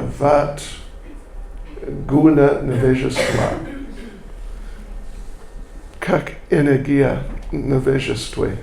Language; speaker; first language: Russian; non-native, learner; English